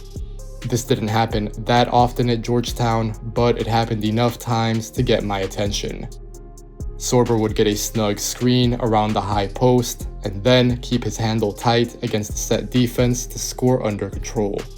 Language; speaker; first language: English; native; English